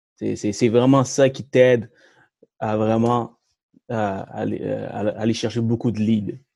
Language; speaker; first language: French; early bilingual, other home language; Tamil